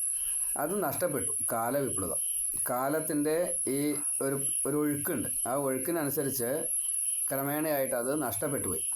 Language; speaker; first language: Malayalam; native; Malayalam